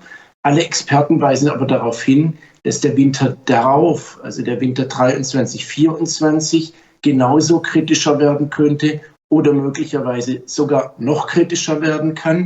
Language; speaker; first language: German; native; German